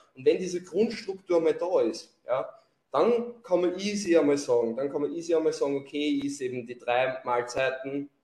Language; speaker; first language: German; native; German